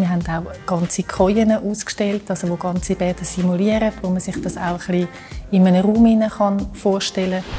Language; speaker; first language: German; native; German